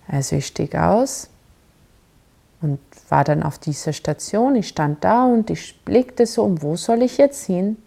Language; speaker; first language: German; non-native, fluent; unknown